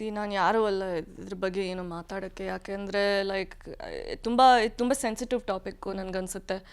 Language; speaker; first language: Kannada; early bilingual, heritage; Kannada